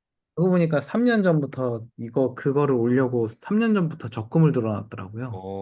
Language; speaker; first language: Korean; native; Korean